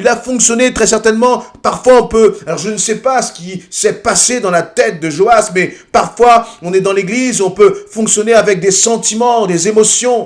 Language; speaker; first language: French; native; French